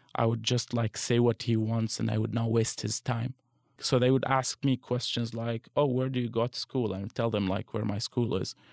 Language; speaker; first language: English; non-native, fluent; Arabic